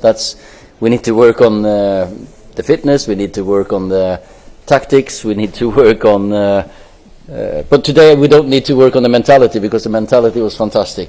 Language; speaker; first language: English; non-native, fluent; Norwegian